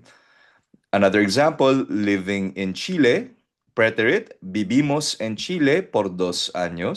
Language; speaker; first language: Spanish; non-native, fluent; Filipino